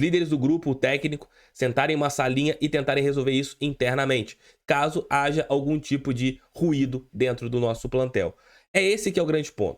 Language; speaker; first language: Portuguese; native; Portuguese